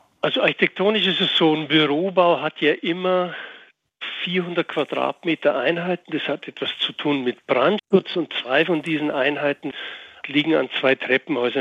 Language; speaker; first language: German; native; German